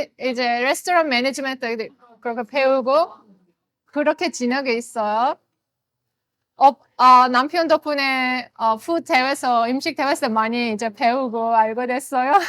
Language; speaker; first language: Korean; non-native, learner; Azerbaijani